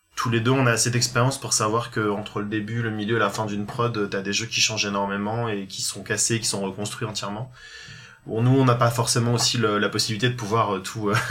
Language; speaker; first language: French; native; French